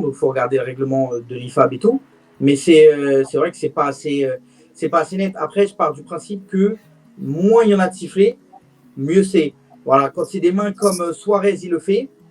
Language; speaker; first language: French; native; French